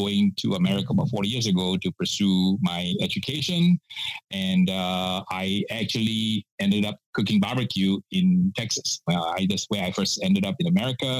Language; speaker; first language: English; non-native, local second language; Min Nan Chinese